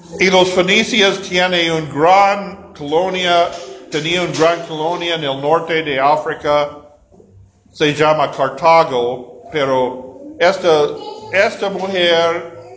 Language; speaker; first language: Spanish; non-native, learner; English